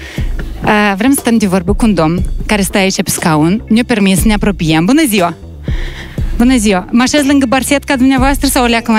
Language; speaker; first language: Romanian; native; Romanian